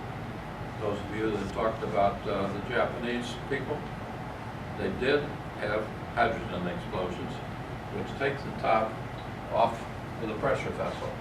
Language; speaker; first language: English; native; English